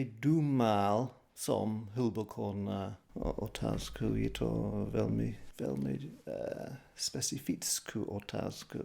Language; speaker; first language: Slovak; non-native, fluent; English